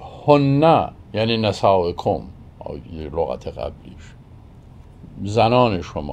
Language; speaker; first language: Persian; native; Persian